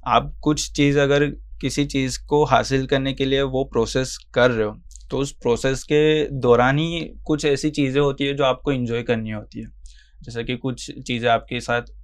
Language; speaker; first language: Hindi; non-native, local second language; Gujarati